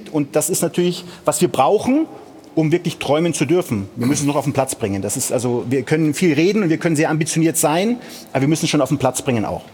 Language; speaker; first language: German; native; German